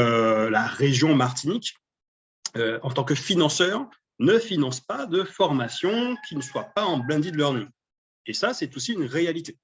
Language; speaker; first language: French; native; French